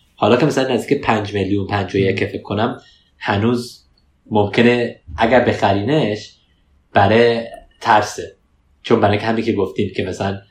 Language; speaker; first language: Persian; early bilingual, heritage; Persian